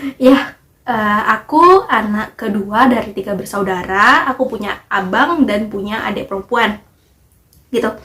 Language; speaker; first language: Indonesian; native; Indonesian